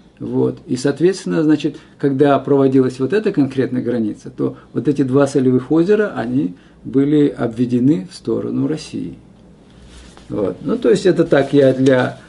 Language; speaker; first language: Russian; non-native, local second language; Kazakh